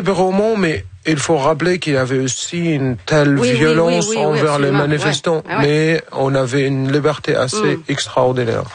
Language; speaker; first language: French; non-native, fluent; Arabic